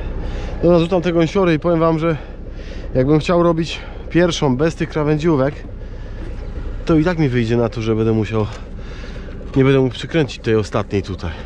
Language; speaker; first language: Polish; native; Polish